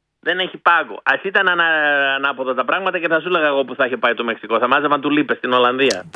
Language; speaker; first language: Greek; early bilingual, heritage; Greek